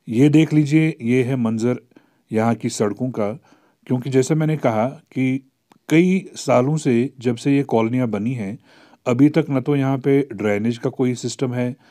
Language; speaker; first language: Urdu; non-native, local second language; Kashmiri